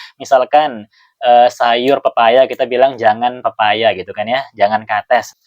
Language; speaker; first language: Indonesian; non-native, local second language; Sasak